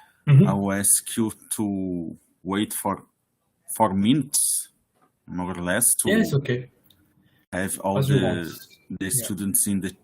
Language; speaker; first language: English; non-native, fluent; Portuguese